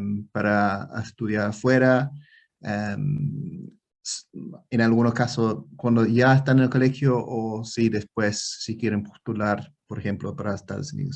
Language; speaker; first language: Spanish; non-native, fluent; English